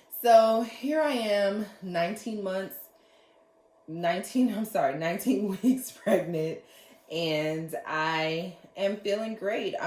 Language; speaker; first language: English; native; English